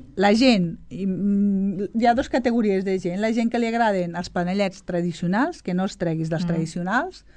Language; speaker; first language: Catalan; native; Catalan